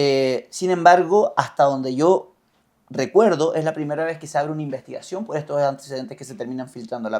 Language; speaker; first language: Spanish; native; Spanish